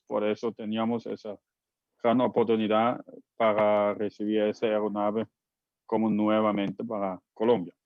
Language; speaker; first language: Spanish; non-native, fluent; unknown